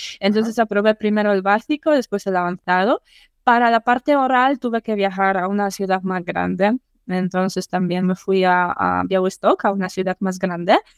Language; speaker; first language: Spanish; non-native, fluent; Polish